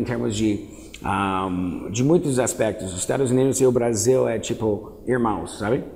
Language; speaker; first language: Portuguese; non-native, fluent; English